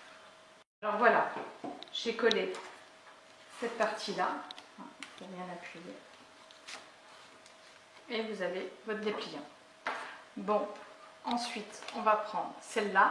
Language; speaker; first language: French; native; French